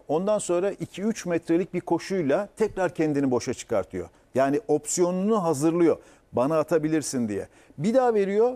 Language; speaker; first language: Turkish; native; Turkish